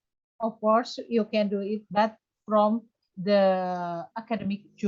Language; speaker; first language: English; non-native, fluent; Indonesian